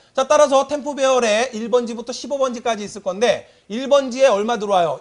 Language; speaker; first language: Korean; native; Korean